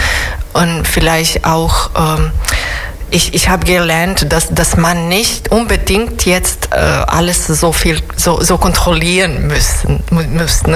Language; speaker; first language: German; non-native, fluent; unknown